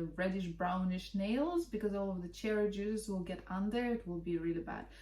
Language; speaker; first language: English; non-native, fluent; Russian